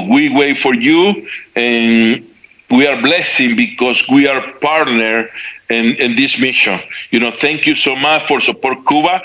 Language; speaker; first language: English; non-native, learner; Spanish